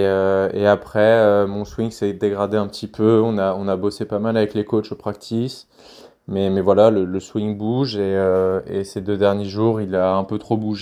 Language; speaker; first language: French; native; French